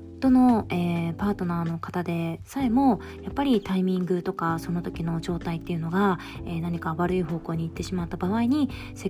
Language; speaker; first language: Japanese; native; Japanese